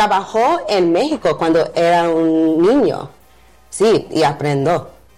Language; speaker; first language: Spanish; non-native, learner; English